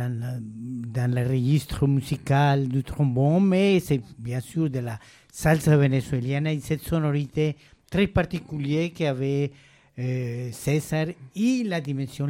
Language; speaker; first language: French; non-native, fluent; Spanish